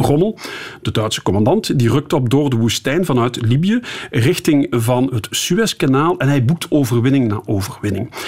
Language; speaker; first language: Dutch; native; Dutch